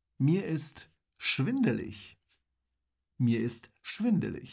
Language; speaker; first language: German; non-native, fluent; Polish